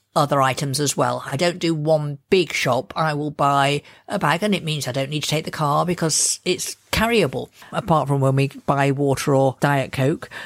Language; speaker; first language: English; native; English